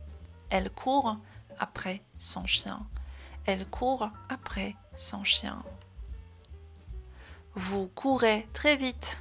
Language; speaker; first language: French; non-native, fluent; Polish